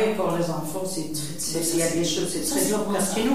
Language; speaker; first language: French; non-native, learner; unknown